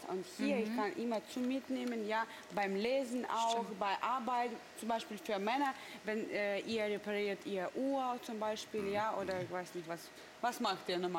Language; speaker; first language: German; non-native, learner; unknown